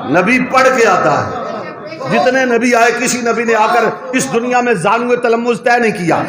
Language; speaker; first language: Urdu; non-native, local second language; Punjabi